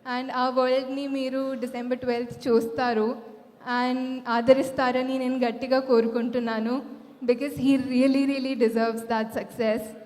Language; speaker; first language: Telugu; non-native, fluent; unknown